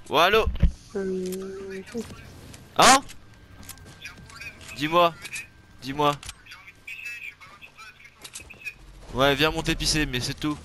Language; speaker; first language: French; native; French